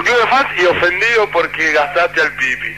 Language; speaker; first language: Spanish; native; Spanish